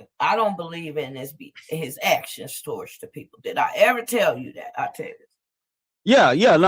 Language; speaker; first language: English; native; English